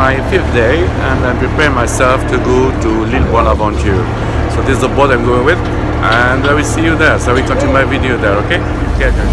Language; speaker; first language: English; non-native, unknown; Arabic